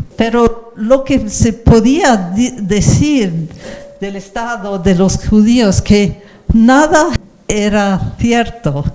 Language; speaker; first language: Spanish; non-native, fluent; English